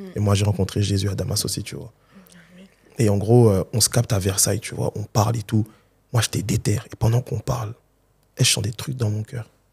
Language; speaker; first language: French; early bilingual, other home language; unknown